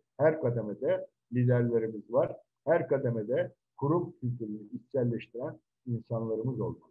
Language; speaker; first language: Turkish; native; Turkish